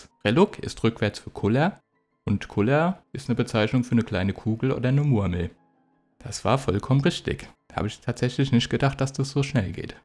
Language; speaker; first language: German; native; German